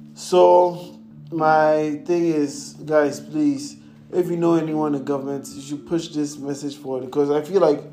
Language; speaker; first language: English; non-native, local second language; Akan